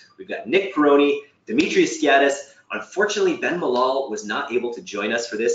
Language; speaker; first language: English; native; English